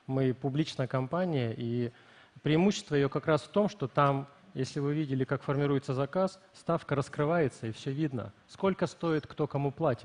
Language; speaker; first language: Russian; native; Russian